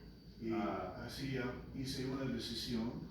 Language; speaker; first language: Spanish; non-native, local second language; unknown